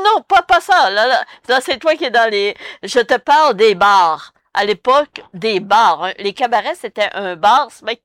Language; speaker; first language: French; native; French